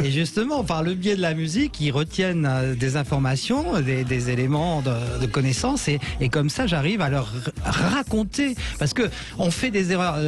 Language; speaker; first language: French; native; French